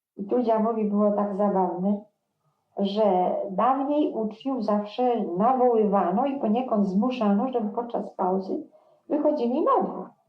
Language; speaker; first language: Polish; non-native, local second language; German